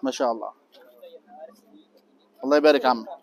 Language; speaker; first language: Arabic; native; Arabic